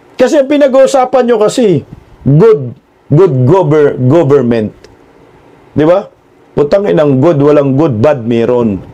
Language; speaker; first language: Filipino; non-native, local second language; Cebuano